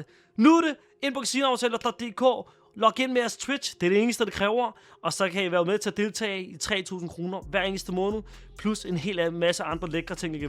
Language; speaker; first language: Danish; native; Danish